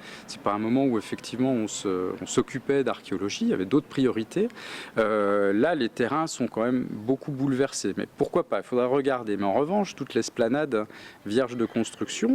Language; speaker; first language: French; native; French